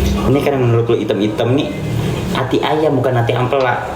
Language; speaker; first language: Indonesian; native; Indonesian